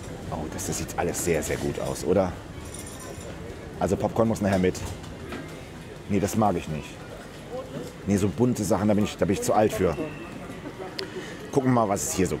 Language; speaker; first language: German; native; German